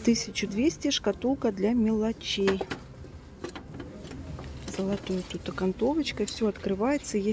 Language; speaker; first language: Russian; native; Russian